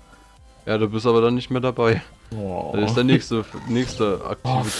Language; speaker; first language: German; native; German